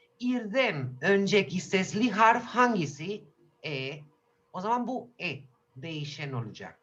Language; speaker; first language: Turkish; non-native, fluent; Spanish